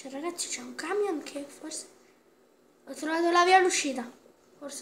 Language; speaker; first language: Italian; native; Italian